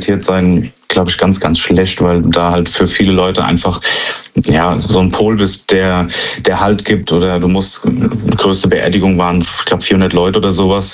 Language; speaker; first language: German; native; German